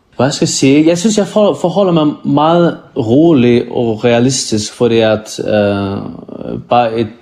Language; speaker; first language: Danish; non-native, local second language; Faroese